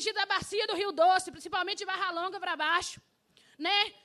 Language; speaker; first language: Portuguese; native; Portuguese